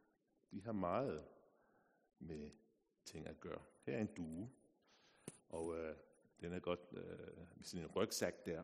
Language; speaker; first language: Danish; non-native, fluent; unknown